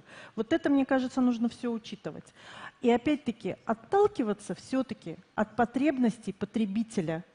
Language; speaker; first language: Russian; native; Russian